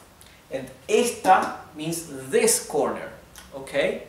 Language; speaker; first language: English; non-native, fluent; Spanish